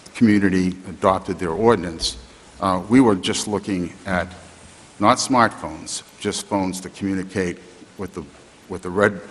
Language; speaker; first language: English; native; English